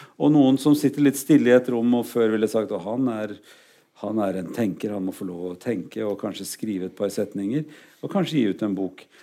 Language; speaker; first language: Norwegian; native; Norwegian